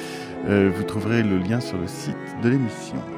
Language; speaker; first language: French; native; French